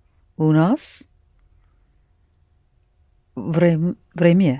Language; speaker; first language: Russian; non-native, learner; English